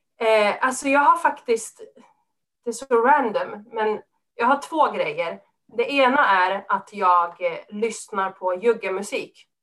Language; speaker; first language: Swedish; early bilingual, other home language; Serbian